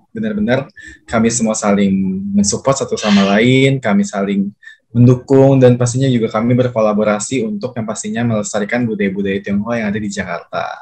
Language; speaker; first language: Indonesian; native; Indonesian